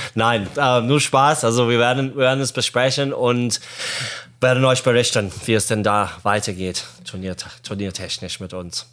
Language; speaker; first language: German; non-native, fluent; Arabic